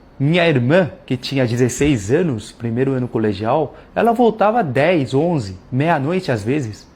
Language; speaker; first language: Portuguese; early bilingual, other home language; Korean